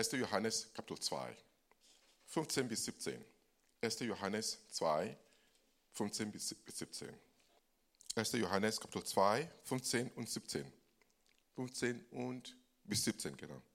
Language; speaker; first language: German; non-native, fluent; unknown